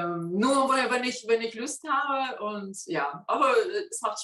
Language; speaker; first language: German; non-native, fluent; Russian